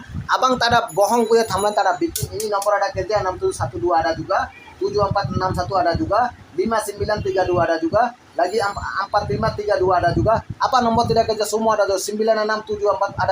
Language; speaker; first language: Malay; non-native, fluent; Bangla